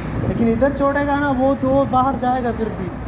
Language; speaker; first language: Hindi; non-native, local second language; Malayalam